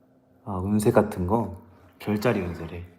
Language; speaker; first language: Korean; native; Korean